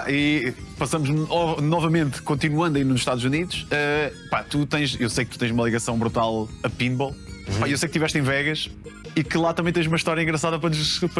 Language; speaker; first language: Portuguese; native; Portuguese